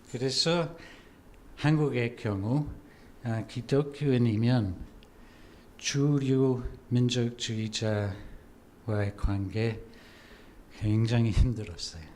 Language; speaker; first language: Korean; non-native, fluent; English